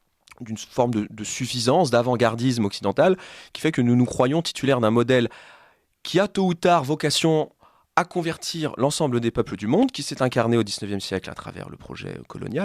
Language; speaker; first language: French; native; French